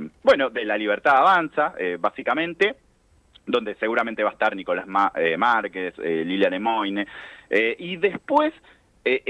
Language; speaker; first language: Spanish; native; Spanish